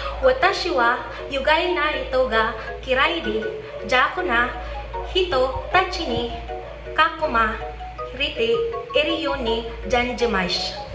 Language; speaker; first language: Japanese; non-native, learner; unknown